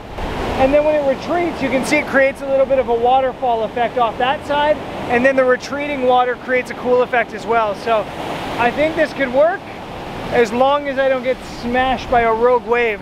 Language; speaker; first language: English; native; English